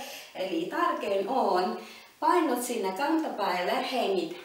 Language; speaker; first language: Finnish; non-native, learner; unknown